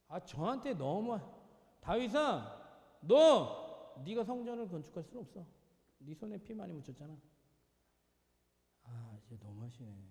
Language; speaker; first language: Korean; native; Korean